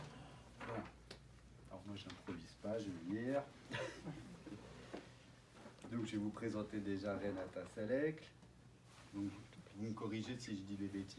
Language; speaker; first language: French; native; French